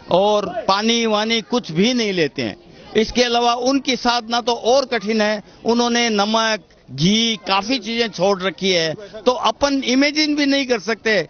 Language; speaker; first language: Hindi; non-native, local second language; Gujarati